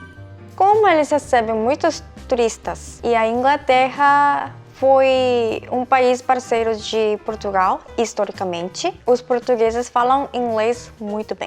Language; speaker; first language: Portuguese; non-native, fluent; Korean